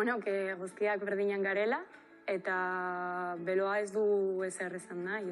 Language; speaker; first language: Basque; non-native, local second language; Spanish